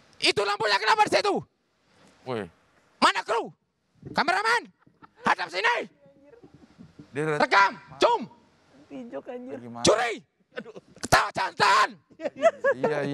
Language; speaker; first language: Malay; non-native, local second language; Javanese